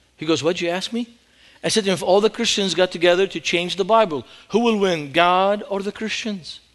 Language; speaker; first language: English; non-native, fluent; Arabic